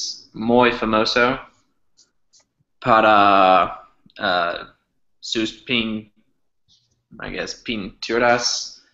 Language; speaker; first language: Spanish; non-native, learner; English